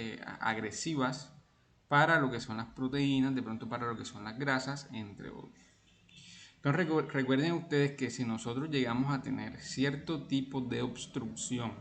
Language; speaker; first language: Spanish; native; Spanish